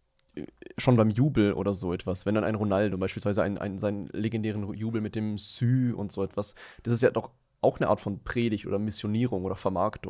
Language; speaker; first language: German; native; German